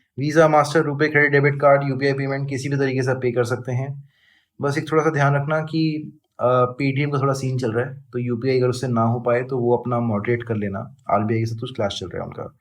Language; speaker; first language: Hindi; native; Hindi